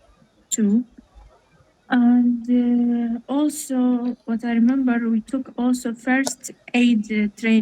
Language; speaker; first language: English; non-native, learner; Arabic